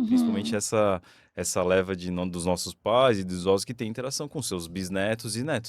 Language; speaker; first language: Portuguese; native; Portuguese